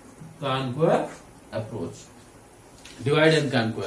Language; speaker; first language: Hindi; native; Hindi